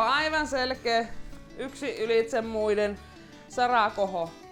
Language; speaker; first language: Finnish; native; Finnish